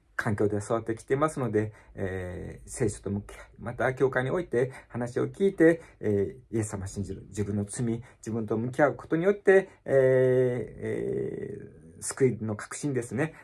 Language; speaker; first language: Japanese; native; Japanese